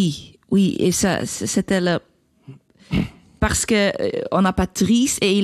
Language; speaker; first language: French; non-native, learner; Dutch